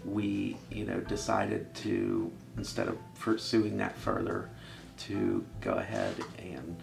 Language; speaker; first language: English; native; English